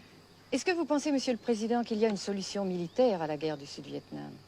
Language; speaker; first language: French; native; French